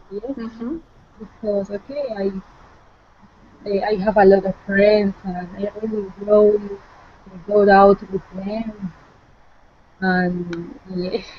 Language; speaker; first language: English; non-native, learner; Spanish